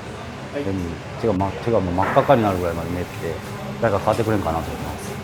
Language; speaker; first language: Japanese; native; Japanese